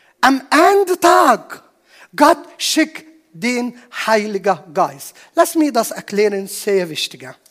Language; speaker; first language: German; non-native, learner; Arabic